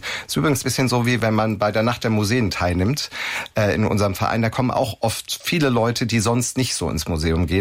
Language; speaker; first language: German; native; German